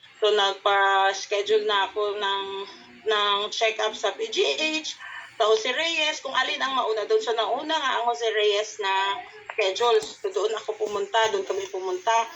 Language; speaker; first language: Filipino; non-native, local second language; Cebuano